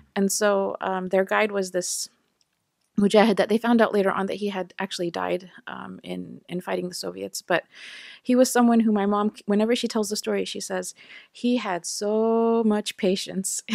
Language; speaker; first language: English; native; English